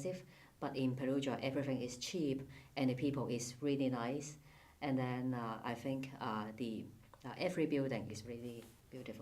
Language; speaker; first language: English; non-native, fluent; Cantonese